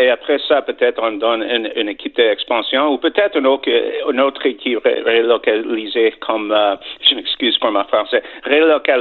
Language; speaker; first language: French; non-native, fluent; English